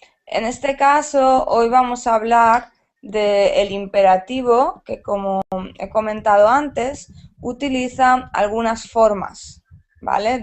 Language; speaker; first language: Spanish; native; Spanish